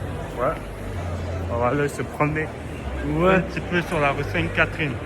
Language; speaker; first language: French; native; French